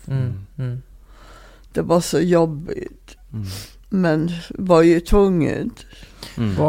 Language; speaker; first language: Swedish; non-native, fluent; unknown